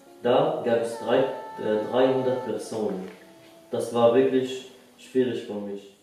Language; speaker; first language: German; non-native, learner; Arabic